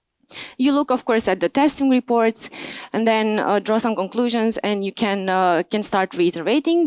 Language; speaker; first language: English; non-native, fluent; Romanian